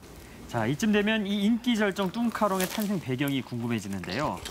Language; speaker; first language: Korean; native; Korean